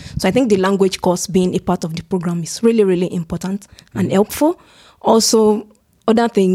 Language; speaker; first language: English; non-native, local second language; Yoruba